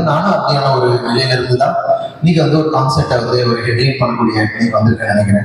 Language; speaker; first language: Tamil; native; Tamil